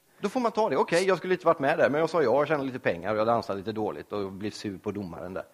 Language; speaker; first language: Swedish; native; Swedish